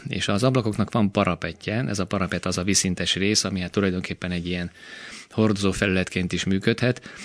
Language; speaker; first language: Hungarian; native; Hungarian